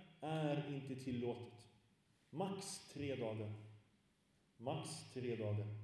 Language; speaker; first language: Swedish; early bilingual, other home language; Arabic